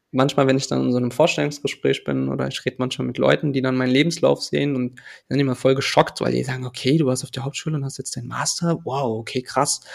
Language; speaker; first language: German; early bilingual, other home language; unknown